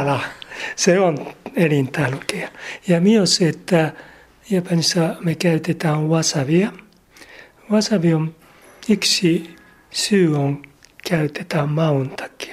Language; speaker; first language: Finnish; non-native, learner; Japanese